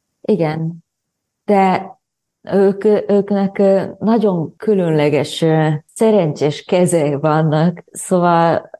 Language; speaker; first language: Hungarian; non-native, learner; Japanese